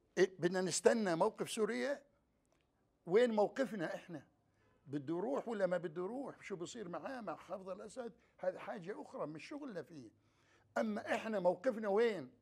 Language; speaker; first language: Arabic; native; Arabic